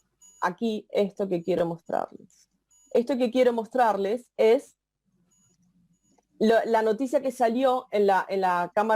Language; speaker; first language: Spanish; native; Spanish